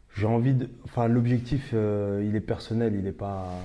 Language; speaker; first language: French; native; French